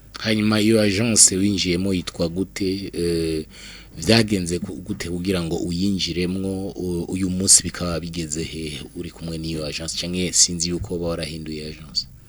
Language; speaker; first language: Rundi; native; Rundi